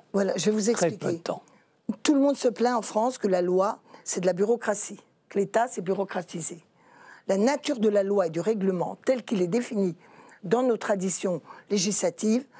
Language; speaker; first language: French; native; French